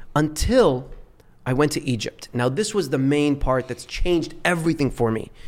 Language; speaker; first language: English; early bilingual, other home language; Arabic